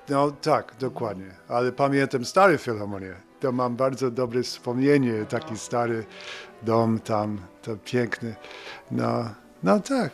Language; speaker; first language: Polish; non-native, learner; English